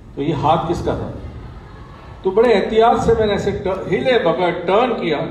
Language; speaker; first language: Urdu; native; Urdu